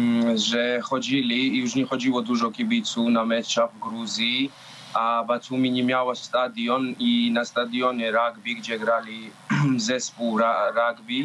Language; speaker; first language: Polish; non-native, learner; Georgian